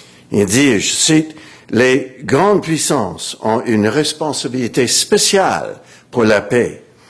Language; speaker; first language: French; non-native, fluent; English